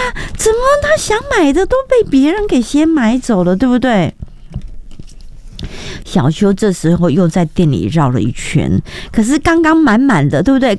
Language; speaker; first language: Chinese; native; Chinese